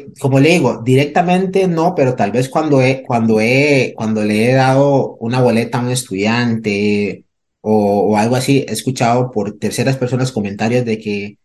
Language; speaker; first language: Spanish; non-native, local second language; Jamaican Creole English